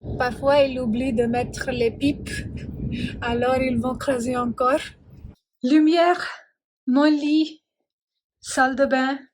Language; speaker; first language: French; non-native, fluent; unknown